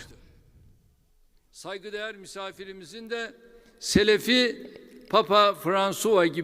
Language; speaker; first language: Turkish; native; Turkish